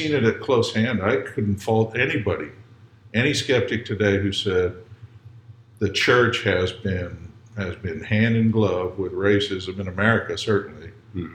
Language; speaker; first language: English; native; English